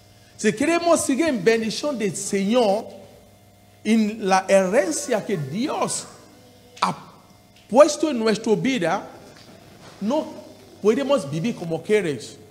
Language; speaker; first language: Spanish; non-native, learner; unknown